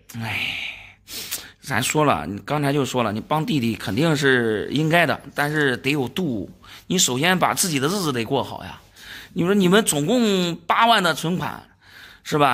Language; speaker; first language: Chinese; native; Chinese